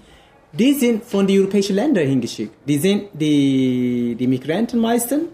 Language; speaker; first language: German; non-native, fluent; Kurdish